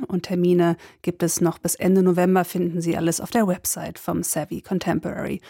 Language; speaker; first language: German; native; German